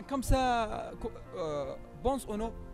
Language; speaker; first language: French; non-native, learner; Arabic